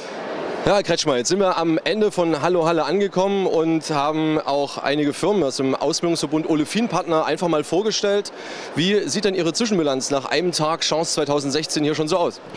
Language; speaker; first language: German; native; German